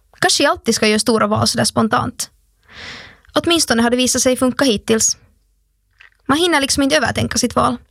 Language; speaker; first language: Swedish; native; Swedish